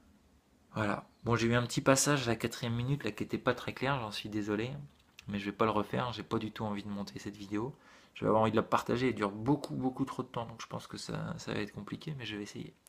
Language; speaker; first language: French; native; French